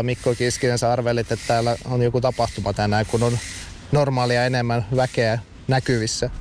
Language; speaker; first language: Finnish; native; Finnish